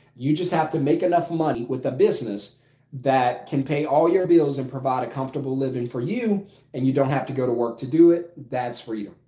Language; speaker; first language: English; native; English